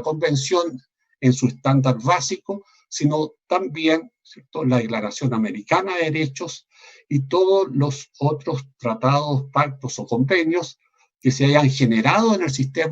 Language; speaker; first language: Spanish; native; Spanish